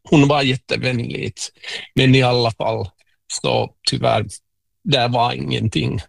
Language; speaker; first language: Swedish; non-native, local second language; Finnish